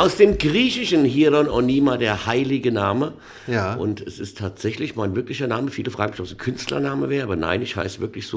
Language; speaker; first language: German; native; German